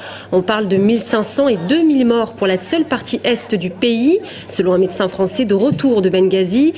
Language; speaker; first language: French; native; French